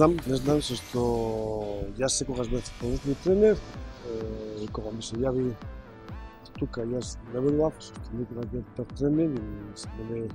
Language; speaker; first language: Macedonian; non-native, learner; Spanish